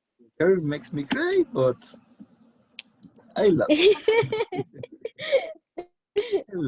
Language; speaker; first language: English; non-native, learner; Spanish